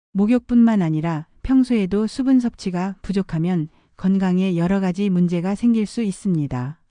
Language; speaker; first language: Korean; native; Korean